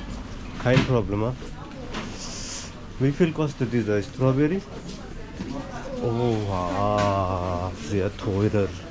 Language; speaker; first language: German; non-native, learner; Hindi